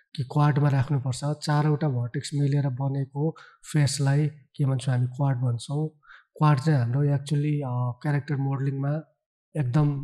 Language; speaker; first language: Nepali; native; Nepali